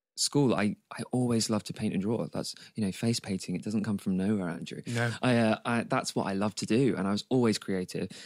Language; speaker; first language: English; native; English